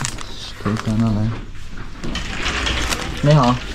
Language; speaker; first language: Chinese; non-native, learner; Turkmen